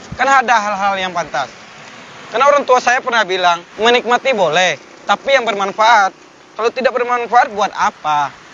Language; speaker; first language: Indonesian; non-native, local second language; Minangkabau